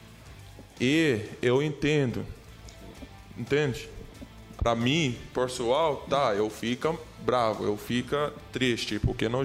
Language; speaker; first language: Portuguese; non-native, learner; English